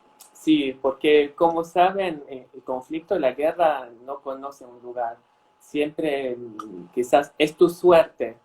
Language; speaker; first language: Spanish; non-native, fluent; Arabic